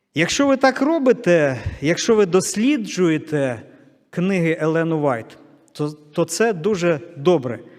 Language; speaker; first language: Ukrainian; non-native, local second language; Russian